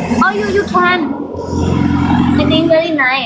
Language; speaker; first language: English; non-native, learner; Thai